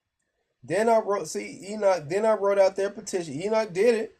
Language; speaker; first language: English; native; English